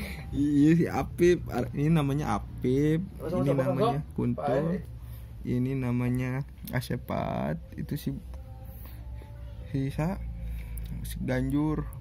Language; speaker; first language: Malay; non-native, local second language; Sundanese